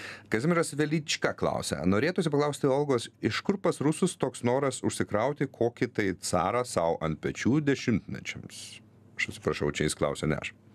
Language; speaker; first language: Lithuanian; native; Lithuanian